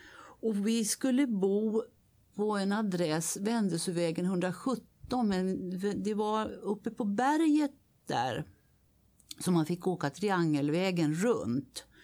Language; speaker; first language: Swedish; native; Swedish